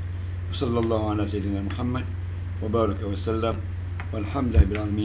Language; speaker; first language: Arabic; non-native, fluent; Malay